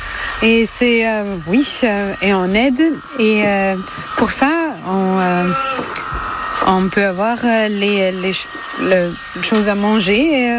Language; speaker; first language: French; non-native, fluent; German